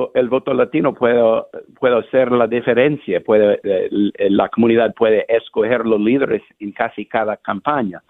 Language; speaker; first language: Spanish; non-native, fluent; English